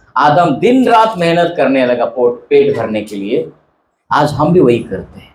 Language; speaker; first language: Hindi; non-native, local second language; Marathi